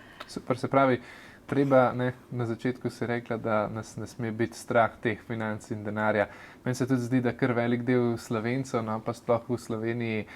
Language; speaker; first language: Slovenian; native; Slovenian